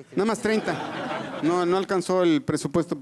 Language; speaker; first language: Spanish; native; Spanish